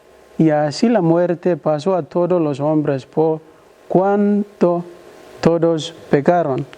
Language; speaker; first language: Spanish; non-native, learner; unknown